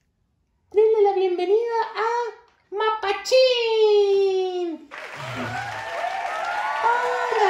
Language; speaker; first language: Spanish; native; Spanish